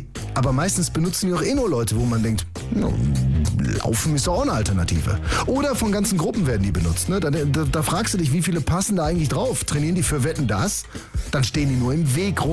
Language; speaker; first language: German; native; German